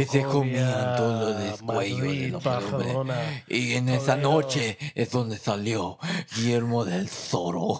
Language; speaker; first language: Spanish; non-native, learner; English